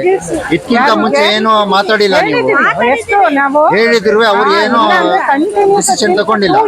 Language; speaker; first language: Kannada; non-native, local second language; Urdu